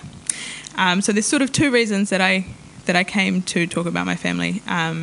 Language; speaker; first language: English; non-native, local second language; Māori